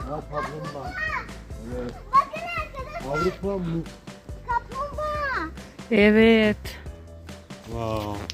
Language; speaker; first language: Turkish; non-native, learner; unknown